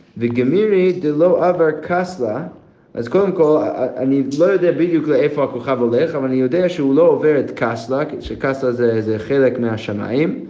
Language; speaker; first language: Hebrew; non-native, fluent; English